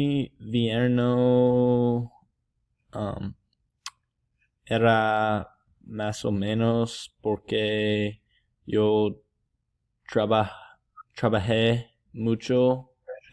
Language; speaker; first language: Spanish; non-native, learner; English